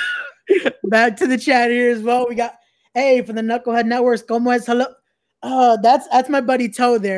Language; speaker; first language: English; early bilingual, other home language; Spanish